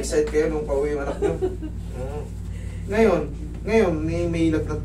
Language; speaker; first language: Filipino; native; Filipino